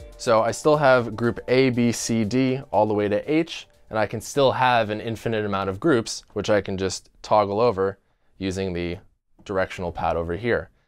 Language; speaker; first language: English; native; English